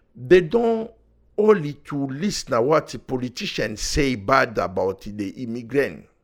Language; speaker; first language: English; non-native, learner; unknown